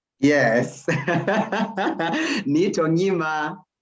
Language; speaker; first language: Chinese; non-native, fluent; Swahili